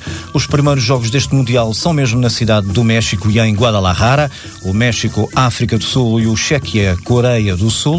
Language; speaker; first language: Portuguese; native; Portuguese